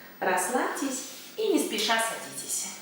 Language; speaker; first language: Russian; native; Russian